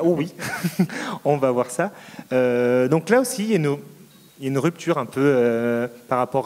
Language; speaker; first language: French; native; French